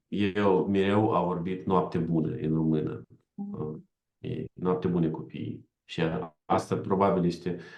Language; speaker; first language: Romanian; non-native, learner; Ukrainian